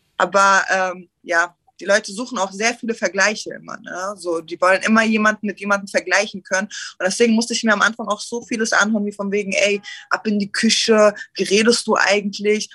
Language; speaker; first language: German; early bilingual, other home language; Turkish